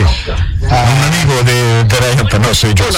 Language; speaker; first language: Spanish; non-native, learner; Italian